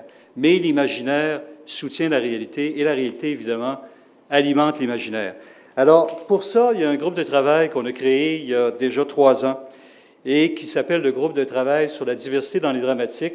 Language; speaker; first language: French; native; French